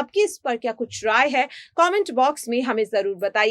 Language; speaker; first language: Hindi; native; Hindi